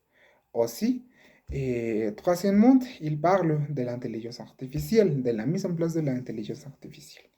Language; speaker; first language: French; non-native, learner; Spanish